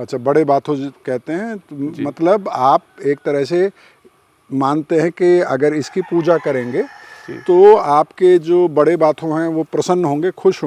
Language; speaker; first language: Hindi; native; Hindi